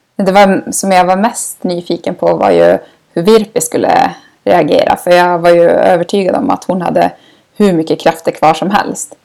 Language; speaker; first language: Swedish; native; Swedish